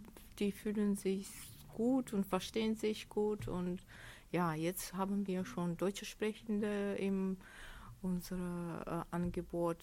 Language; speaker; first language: German; non-native, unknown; Azerbaijani